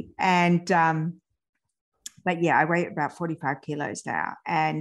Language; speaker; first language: English; early bilingual, other home language; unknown